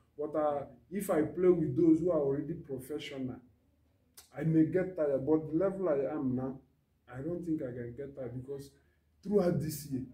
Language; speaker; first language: English; non-native, local second language; Igbo